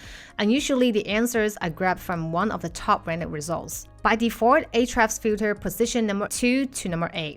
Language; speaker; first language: English; non-native, fluent; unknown